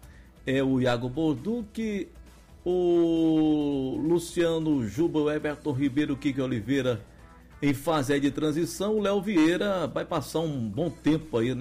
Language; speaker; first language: Portuguese; native; Portuguese